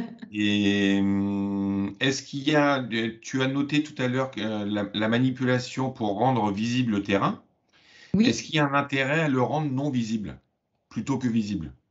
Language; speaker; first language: French; native; French